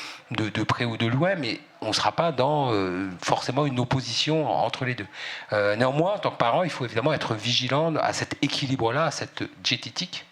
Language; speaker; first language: French; native; French